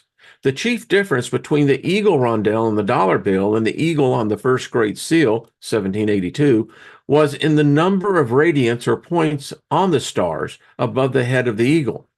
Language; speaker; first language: English; native; English